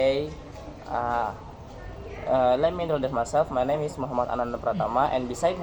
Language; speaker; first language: English; non-native, learner; Indonesian